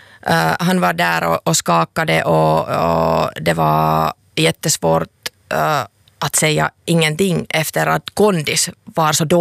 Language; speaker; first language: Swedish; non-native, local second language; Finnish